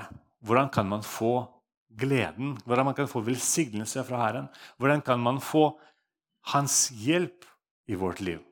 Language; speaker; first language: Norwegian; non-native, fluent; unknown